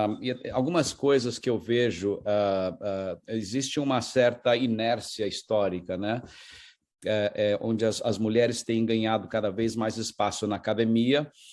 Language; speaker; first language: Portuguese; native; Portuguese